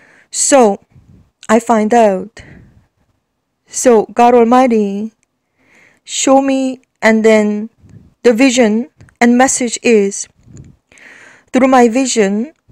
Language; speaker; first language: English; non-native, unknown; Korean